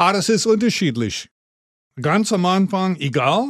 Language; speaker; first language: German; non-native, fluent; English